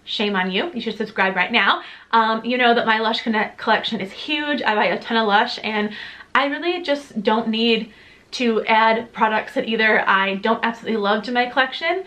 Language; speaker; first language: English; native; English